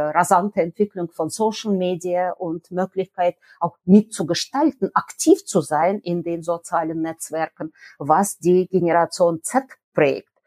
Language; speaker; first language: German; non-native, fluent; Russian